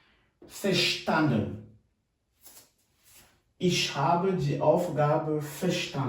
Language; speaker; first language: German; non-native, fluent; French